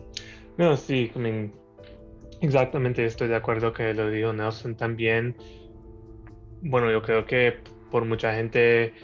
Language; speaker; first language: Spanish; early bilingual, heritage; Spanish